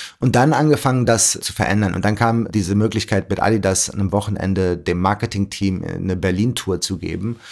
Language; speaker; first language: German; early bilingual, other home language; Arabic